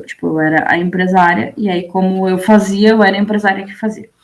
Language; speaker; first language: Portuguese; native; Portuguese